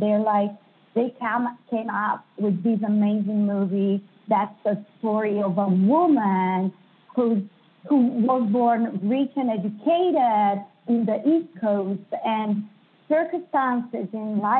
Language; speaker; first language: English; non-native, fluent; Italian